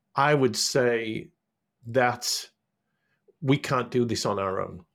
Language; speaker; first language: English; native; English